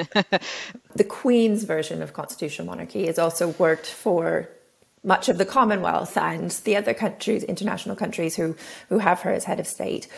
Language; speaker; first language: English; native; English